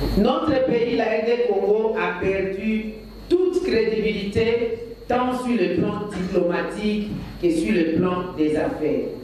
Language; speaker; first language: French; non-native, local second language; Lingala